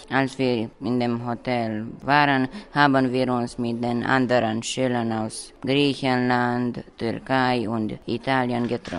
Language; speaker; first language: German; non-native, local second language; Romanian